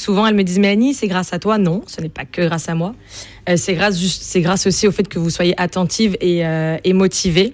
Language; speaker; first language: French; native; French